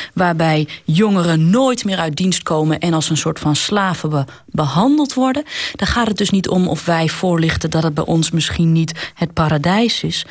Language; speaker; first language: Dutch; native; Dutch